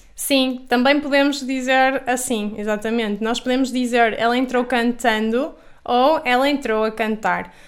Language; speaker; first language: Portuguese; native; Portuguese